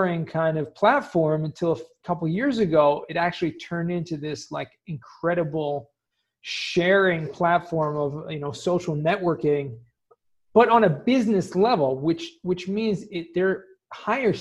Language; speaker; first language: English; native; English